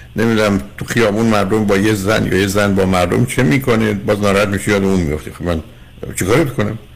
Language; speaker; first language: Persian; native; Persian